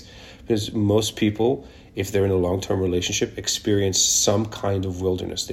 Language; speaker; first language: English; non-native, local second language; Hebrew